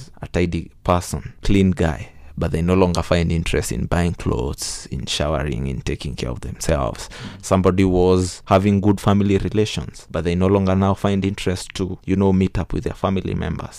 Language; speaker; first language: English; non-native, local second language; Kikuyu